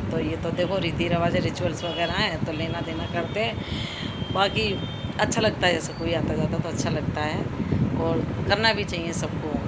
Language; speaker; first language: Hindi; native; Hindi